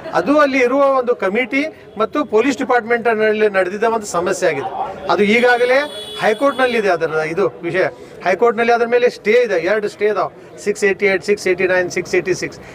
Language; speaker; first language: Kannada; non-native, local second language; Urdu